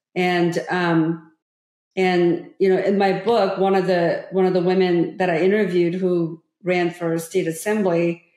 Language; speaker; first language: English; early bilingual, other home language; Korean